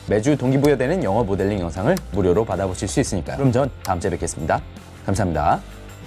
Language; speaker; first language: Korean; native; Korean